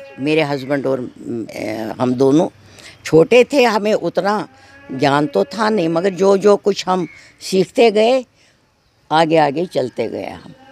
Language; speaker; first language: Urdu; non-native, local second language; Kashmiri